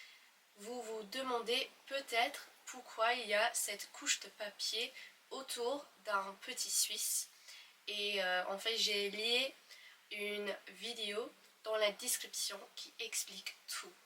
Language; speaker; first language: French; non-native, fluent; English